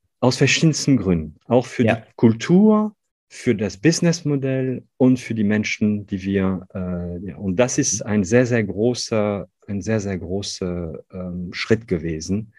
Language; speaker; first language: German; non-native, fluent; French